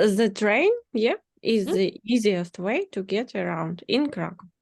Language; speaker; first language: English; non-native, learner; Ukrainian